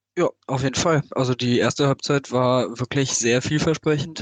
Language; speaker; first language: German; native; German